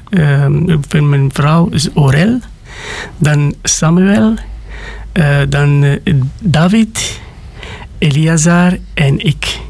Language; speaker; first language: Dutch; non-native, learner; Romanian